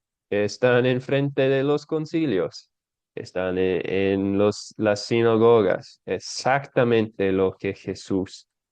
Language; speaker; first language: Spanish; non-native, fluent; English